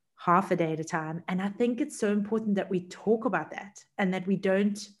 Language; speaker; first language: English; native; English